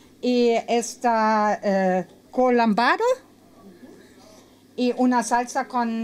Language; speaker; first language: Spanish; non-native, learner; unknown